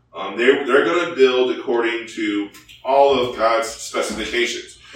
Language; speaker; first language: English; early bilingual, other home language; Korean